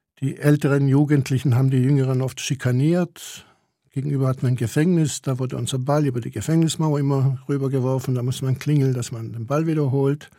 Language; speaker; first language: German; early bilingual, other home language; Croatian